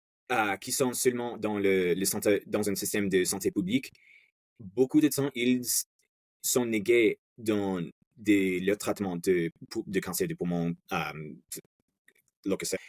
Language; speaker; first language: French; non-native, learner; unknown